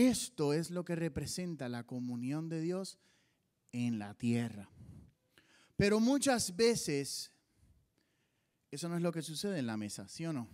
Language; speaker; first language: Spanish; native; Spanish